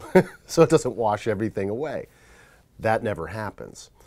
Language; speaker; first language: English; native; English